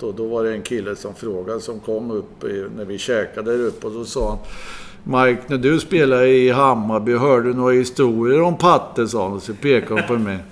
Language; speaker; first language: Swedish; native; Swedish